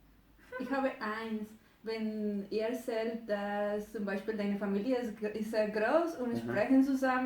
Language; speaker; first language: German; non-native, learner; Spanish